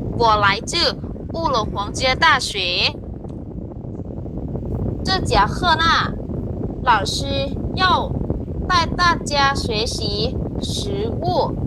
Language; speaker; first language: Chinese; non-native, learner; Thai